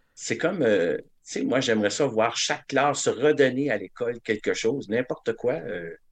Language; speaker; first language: French; native; French